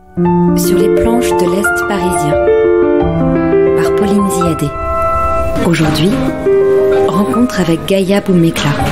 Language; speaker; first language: French; native; French